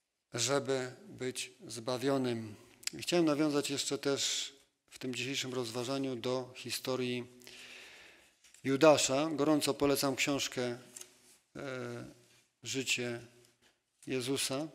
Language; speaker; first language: Polish; native; Polish